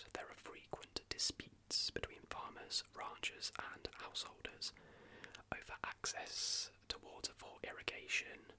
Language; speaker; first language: English; native; English